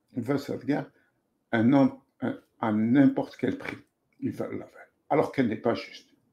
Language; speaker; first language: French; non-native, local second language; Arabic